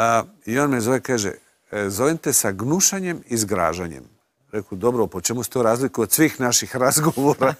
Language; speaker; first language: Croatian; native; Croatian